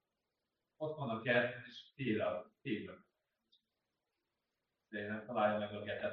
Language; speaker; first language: Hungarian; non-native, learner; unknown